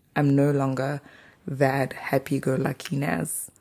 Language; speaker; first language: English; non-native, local second language; Zulu